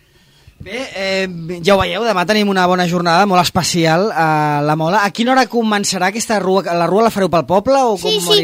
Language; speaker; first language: Catalan; native; Catalan